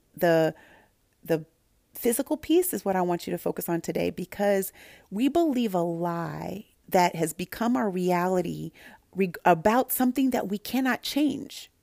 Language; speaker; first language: English; native; English